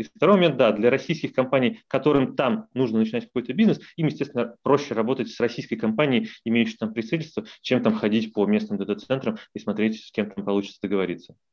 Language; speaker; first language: Russian; native; Russian